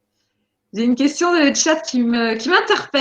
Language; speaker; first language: French; native; French